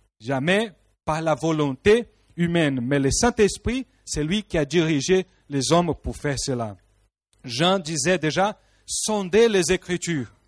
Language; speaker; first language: French; non-native, fluent; Portuguese